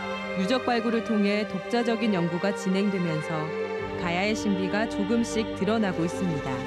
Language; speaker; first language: Korean; native; Korean